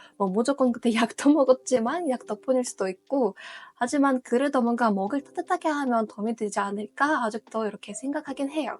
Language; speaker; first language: Korean; non-native, fluent; Russian